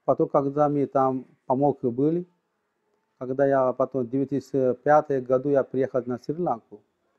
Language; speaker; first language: Russian; non-native, learner; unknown